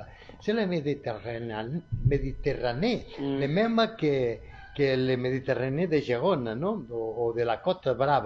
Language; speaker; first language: French; non-native, learner; Catalan